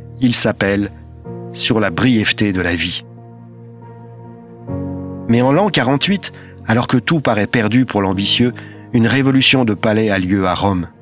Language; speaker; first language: French; native; French